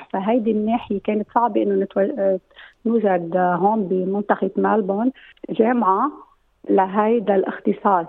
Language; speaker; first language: Arabic; native; Arabic